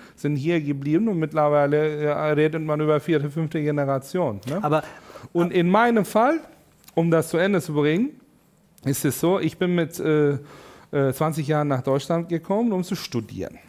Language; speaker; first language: German; non-native, fluent; Turkish